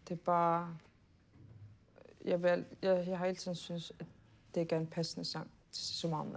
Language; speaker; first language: Danish; non-native, local second language; Kalaallisut